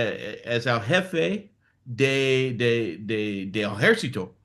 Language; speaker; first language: Spanish; non-native, fluent; English